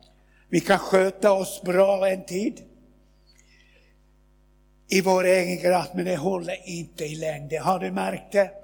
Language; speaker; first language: Swedish; non-native, fluent; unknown